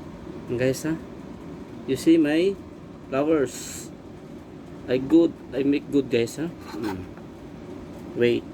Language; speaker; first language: English; non-native, learner; Filipino